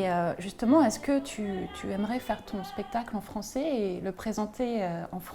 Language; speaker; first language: French; native; French